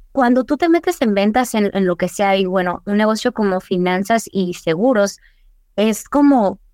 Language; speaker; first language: Spanish; early bilingual, heritage; Spanish